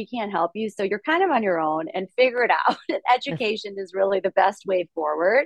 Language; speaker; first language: English; early bilingual, other home language; Russian